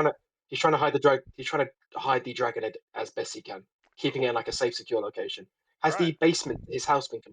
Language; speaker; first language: English; native; English